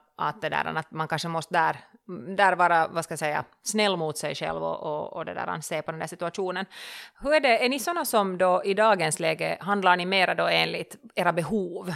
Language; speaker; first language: Swedish; native; Swedish